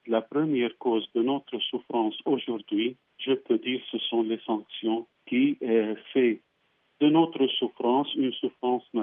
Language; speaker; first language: French; non-native, fluent; Arabic